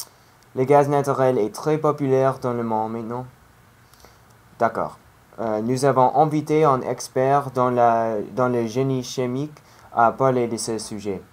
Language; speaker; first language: French; non-native, learner; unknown